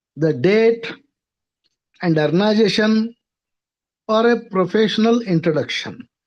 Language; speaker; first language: English; non-native, local second language; Marathi